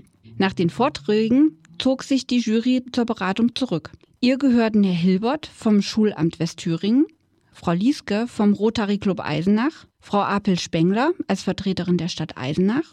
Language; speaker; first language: German; native; German